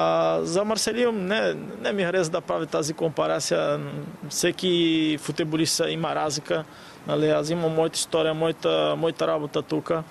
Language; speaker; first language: Bulgarian; non-native, learner; Portuguese